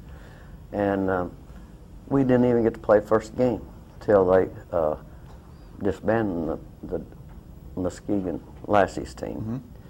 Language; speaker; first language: English; native; English